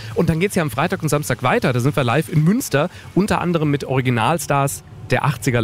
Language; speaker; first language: German; native; German